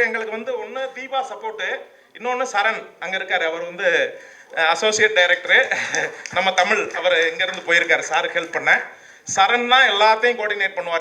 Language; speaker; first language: Tamil; native; Tamil